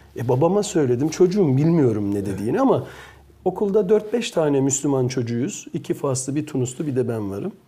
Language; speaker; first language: Turkish; early bilingual, heritage; Turkish